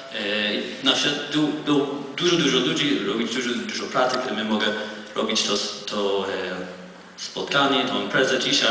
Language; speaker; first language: Polish; non-native, learner; Hebrew